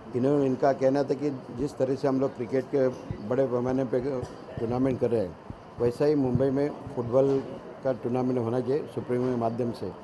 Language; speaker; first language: Hindi; non-native, local second language; Marathi